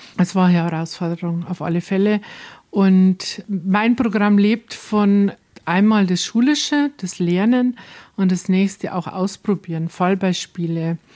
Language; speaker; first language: German; native; German